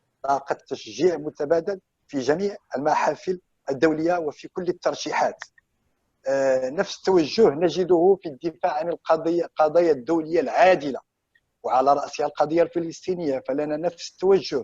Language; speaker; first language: Arabic; native; Arabic